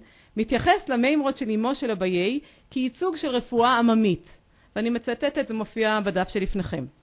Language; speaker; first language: Hebrew; native; Hebrew